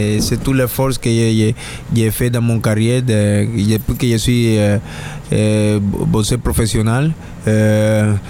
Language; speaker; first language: French; non-native, learner; Spanish